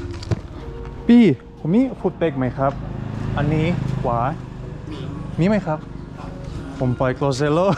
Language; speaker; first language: Thai; non-native, learner; Russian